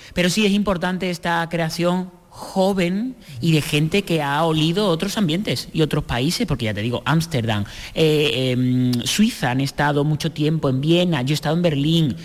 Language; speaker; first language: Spanish; native; Spanish